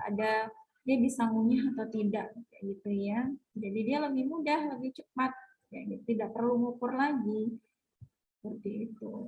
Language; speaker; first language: Indonesian; native; Indonesian